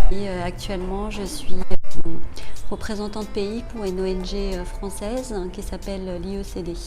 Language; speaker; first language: French; early bilingual, other home language; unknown